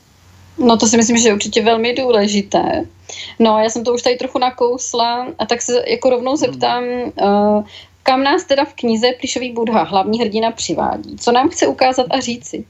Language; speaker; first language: Czech; native; Czech